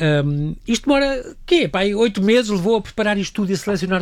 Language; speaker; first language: Portuguese; native; Portuguese